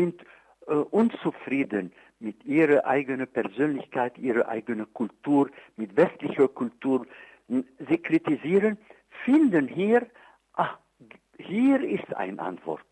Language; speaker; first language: German; non-native, fluent; Arabic